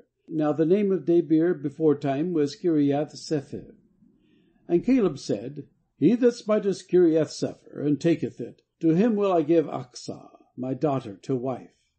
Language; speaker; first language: English; native; English